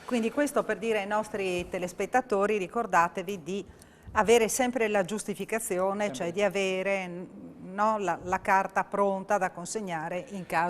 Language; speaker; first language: Italian; native; Italian